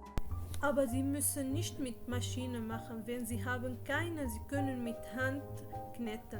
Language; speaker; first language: German; non-native, learner; Arabic